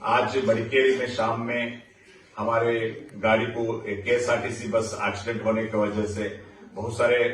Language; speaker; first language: Urdu; native; Urdu